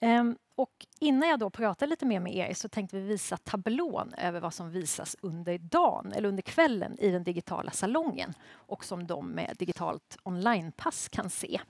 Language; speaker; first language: Swedish; native; Swedish